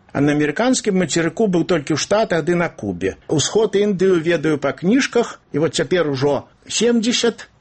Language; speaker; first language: Belarusian; native; Belarusian